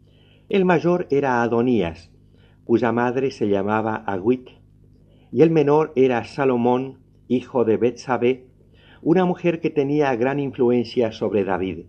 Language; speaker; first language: Spanish; native; Spanish